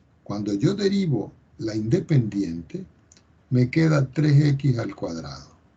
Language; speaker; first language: Spanish; native; Spanish